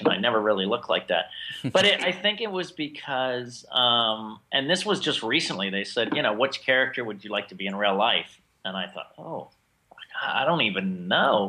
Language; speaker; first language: English; native; English